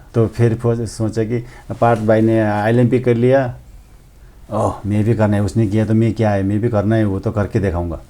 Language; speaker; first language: Hindi; non-native, fluent; Sherpa